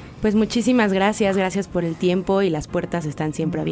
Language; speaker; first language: Spanish; native; Spanish